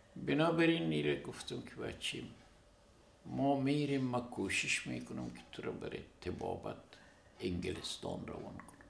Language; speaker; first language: Persian; native; Persian